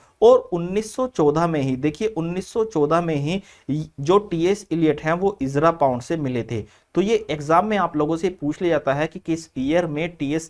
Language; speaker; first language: Hindi; native; Hindi